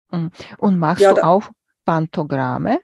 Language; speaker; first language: German; non-native, fluent; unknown